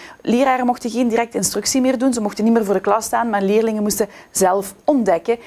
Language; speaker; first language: Dutch; native; Dutch